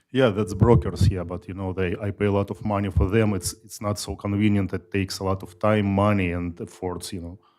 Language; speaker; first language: English; non-native, fluent; Russian